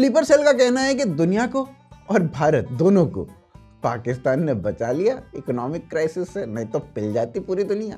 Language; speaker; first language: Hindi; native; Hindi